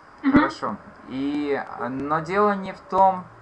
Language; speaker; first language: Russian; native; Russian